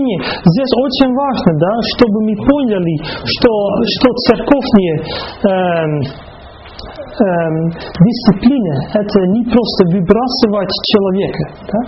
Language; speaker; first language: Russian; non-native, fluent; Dutch